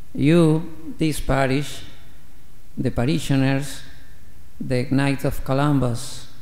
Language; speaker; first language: English; non-native, learner; Spanish